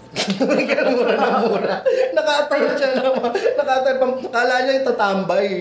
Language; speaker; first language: Filipino; native; Filipino